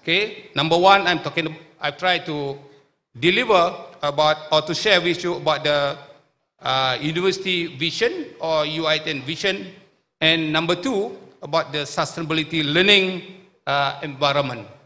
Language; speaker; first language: English; non-native, local second language; Malay